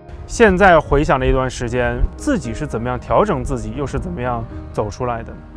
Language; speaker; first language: Chinese; native; Chinese